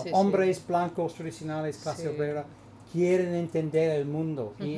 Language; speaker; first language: Spanish; non-native, fluent; English